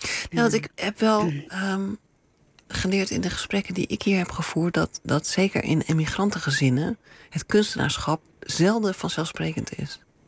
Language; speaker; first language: Dutch; native; Dutch